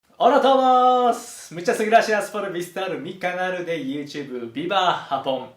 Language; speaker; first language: Spanish; non-native, fluent; Japanese